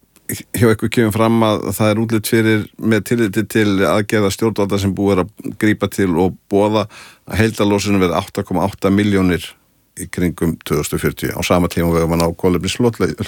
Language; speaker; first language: Icelandic; native; Icelandic